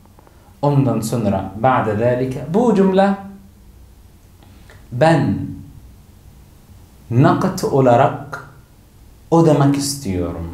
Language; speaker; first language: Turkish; non-native, learner; Arabic